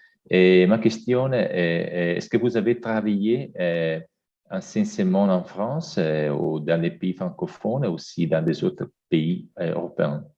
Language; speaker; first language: French; non-native, fluent; Italian